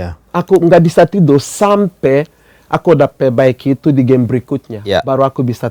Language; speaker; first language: Indonesian; non-native, fluent; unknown